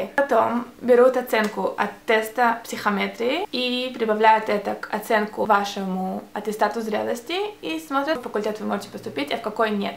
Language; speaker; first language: Russian; early bilingual, heritage; Russian